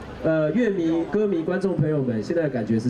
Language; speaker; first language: Chinese; native; Chinese